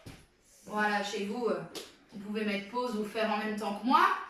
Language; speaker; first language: French; native; French